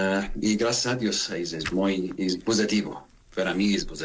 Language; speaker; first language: Spanish; non-native, learner; Arabic